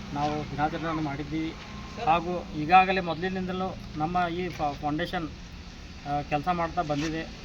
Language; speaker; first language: Kannada; native; Kannada